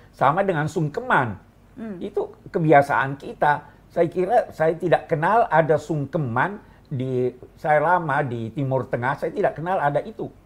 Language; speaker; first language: Indonesian; native; Indonesian